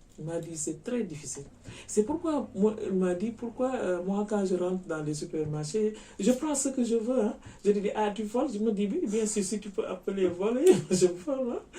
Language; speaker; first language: French; non-native, local second language; Wolof